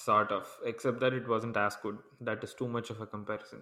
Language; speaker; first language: English; non-native, local second language; Tamil